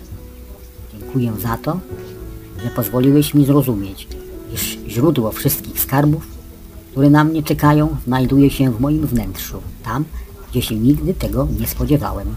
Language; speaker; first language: Polish; native; Polish